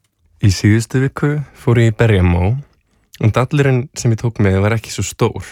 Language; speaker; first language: Icelandic; native; Icelandic